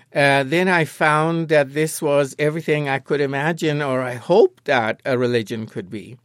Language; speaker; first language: English; non-native, fluent; Persian